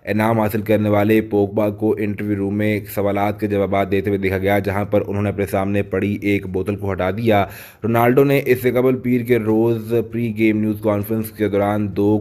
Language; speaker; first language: Urdu; native; Urdu